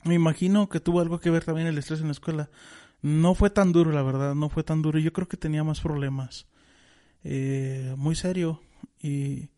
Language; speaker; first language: Spanish; native; Spanish